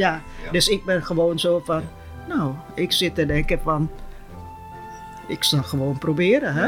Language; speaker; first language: Dutch; non-native, local second language; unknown